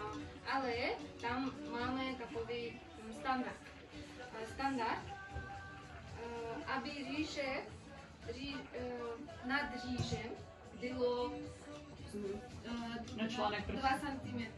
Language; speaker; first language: Czech; non-native, learner; Kara-Kalpak